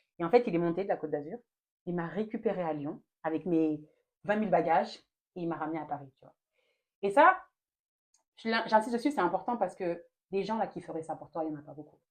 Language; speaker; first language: French; native; French